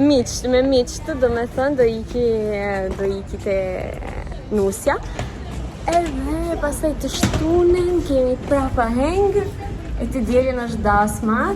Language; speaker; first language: Albanian; early bilingual, heritage; Albanian